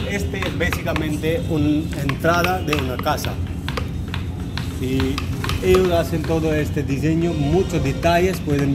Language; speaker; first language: Spanish; non-native, learner; Hindi